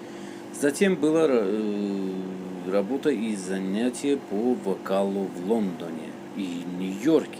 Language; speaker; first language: Russian; non-native, local second language; Tajik